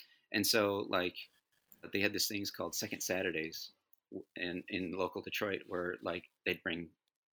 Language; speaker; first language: English; native; English